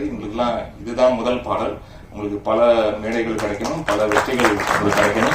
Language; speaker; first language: Tamil; native; Tamil